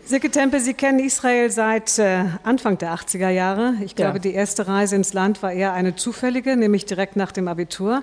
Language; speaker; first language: German; native; German